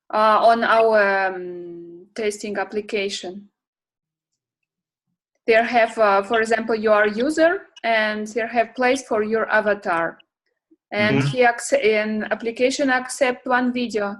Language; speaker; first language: English; non-native, learner; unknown